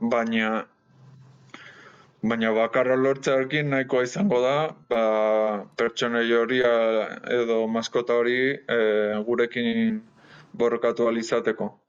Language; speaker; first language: Basque; non-native, local second language; Spanish